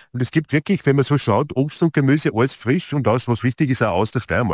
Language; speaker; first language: German; native; German